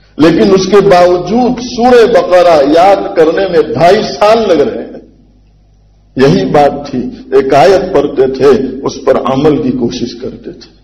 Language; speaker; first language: Urdu; non-native, local second language; Gujarati